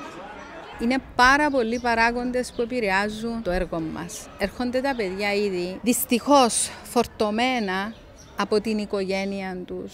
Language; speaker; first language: Greek; native; Greek